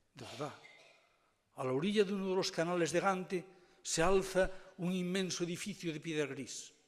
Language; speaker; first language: Spanish; non-native, local second language; Galician